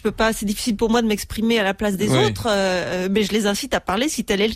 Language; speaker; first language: French; native; French